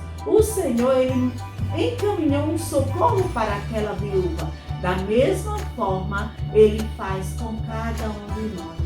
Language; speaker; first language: Portuguese; native; Portuguese